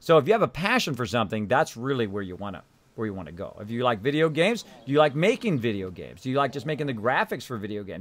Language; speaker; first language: English; native; English